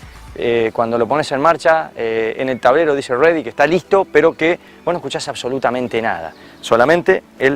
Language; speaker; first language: Spanish; native; Spanish